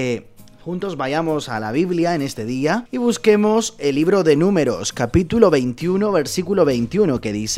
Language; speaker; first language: Spanish; native; Spanish